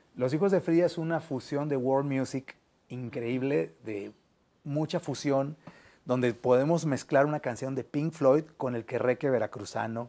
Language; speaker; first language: Spanish; native; Spanish